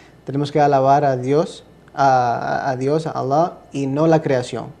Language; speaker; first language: Spanish; early bilingual, heritage; Spanish